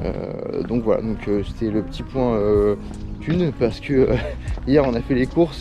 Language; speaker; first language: French; native; French